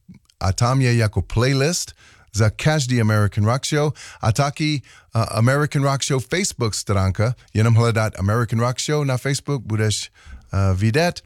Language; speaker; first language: Czech; non-native, learner; English